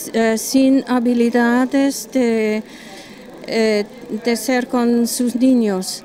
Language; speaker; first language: Spanish; non-native, learner; German